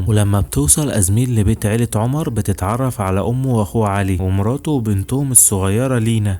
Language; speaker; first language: Arabic; native; Arabic